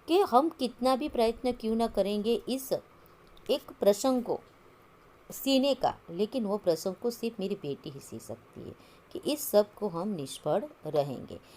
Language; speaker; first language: Hindi; non-native, local second language; Gujarati